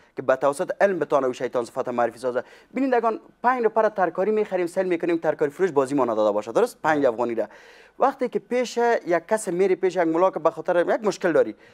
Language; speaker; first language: Persian; native; Persian